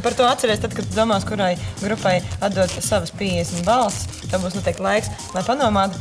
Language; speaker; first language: Latvian; native; Latvian